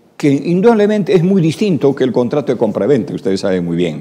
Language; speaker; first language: Spanish; native; Spanish